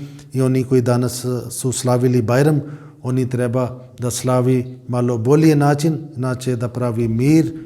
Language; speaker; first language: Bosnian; non-native, fluent; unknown